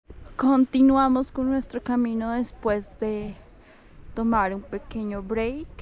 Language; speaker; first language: Spanish; native; Spanish